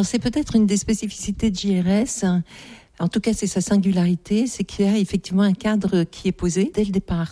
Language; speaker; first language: French; native; French